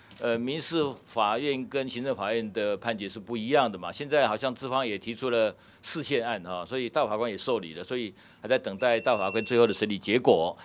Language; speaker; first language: Chinese; native; Chinese